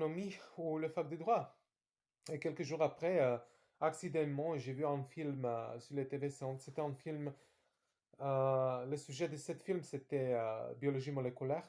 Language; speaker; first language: French; non-native, fluent; Serbian